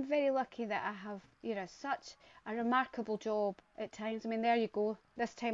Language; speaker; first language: English; native; English